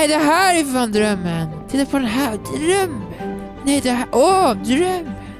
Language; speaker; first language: Swedish; native; Swedish